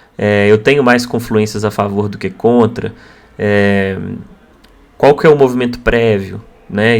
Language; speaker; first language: Portuguese; native; Portuguese